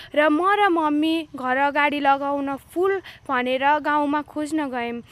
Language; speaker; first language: Nepali; native; Nepali